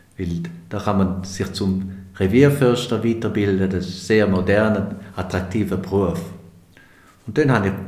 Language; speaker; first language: German; non-native, local second language; Romansh